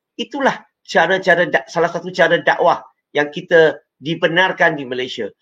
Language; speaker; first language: Malay; non-native, local second language; Chinese